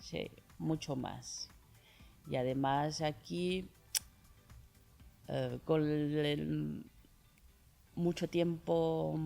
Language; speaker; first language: Spanish; non-native, learner; Chinese